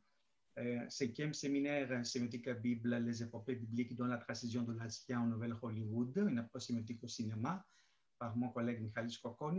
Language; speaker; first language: French; non-native, fluent; Greek